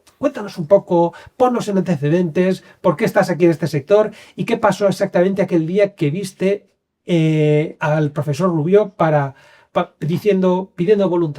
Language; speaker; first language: Spanish; native; Spanish